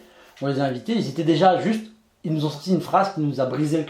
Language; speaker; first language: French; native; French